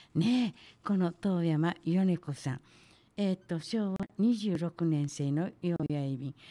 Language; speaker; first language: Japanese; native; Japanese